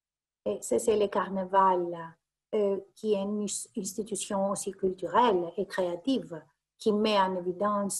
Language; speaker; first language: French; non-native, fluent; Greek